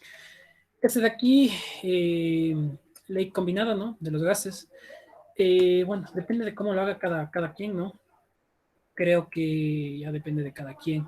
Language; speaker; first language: Spanish; native; Spanish